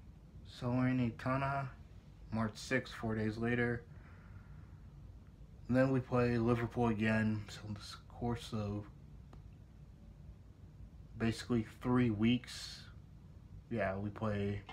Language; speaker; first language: English; native; English